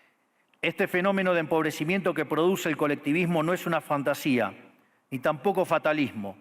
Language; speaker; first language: Spanish; native; Spanish